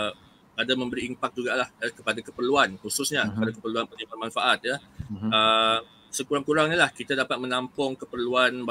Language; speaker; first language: Malay; native; Malay